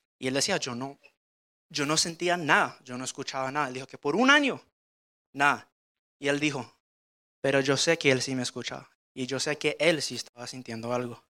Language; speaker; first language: Spanish; early bilingual, heritage; Spanish